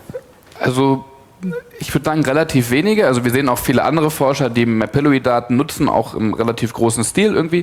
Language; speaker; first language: German; native; German